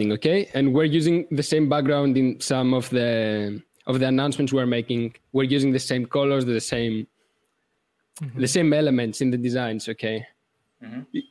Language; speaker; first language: English; non-native, fluent; Greek